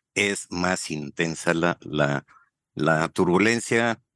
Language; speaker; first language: Spanish; native; Spanish